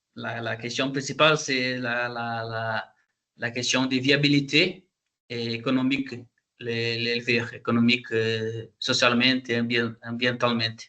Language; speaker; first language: French; non-native, learner; Portuguese